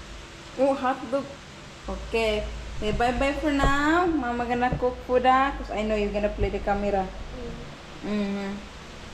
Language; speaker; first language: English; non-native, local second language; Cebuano